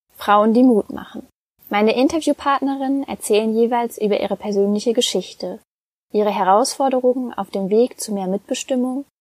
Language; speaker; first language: German; native; German